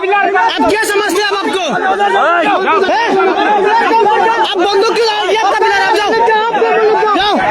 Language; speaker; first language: Hindi; non-native, learner; Bangla